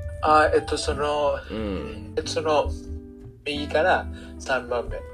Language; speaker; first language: Japanese; non-native, learner; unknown